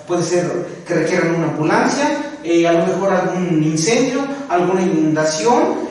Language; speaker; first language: Spanish; native; Spanish